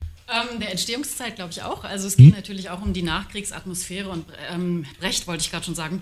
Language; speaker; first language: German; native; German